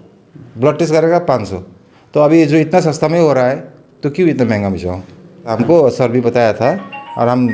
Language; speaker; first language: Hindi; non-native, learner; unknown